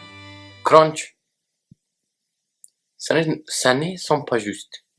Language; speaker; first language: French; non-native, learner; Spanish